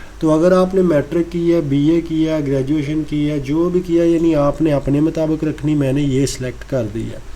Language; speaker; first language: Urdu; non-native, local second language; Punjabi